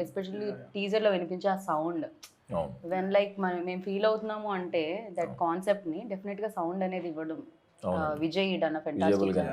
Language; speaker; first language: Telugu; native; Telugu